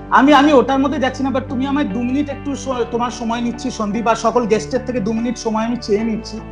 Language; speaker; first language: Bangla; native; Bangla